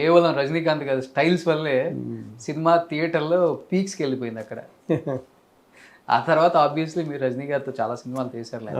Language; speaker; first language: Telugu; native; Telugu